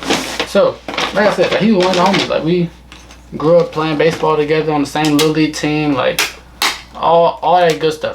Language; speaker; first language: English; native; English